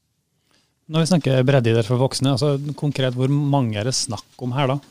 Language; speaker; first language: Norwegian; native; Norwegian